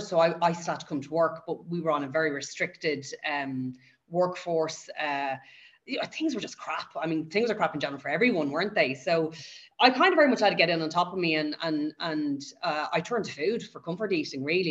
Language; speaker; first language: English; native; English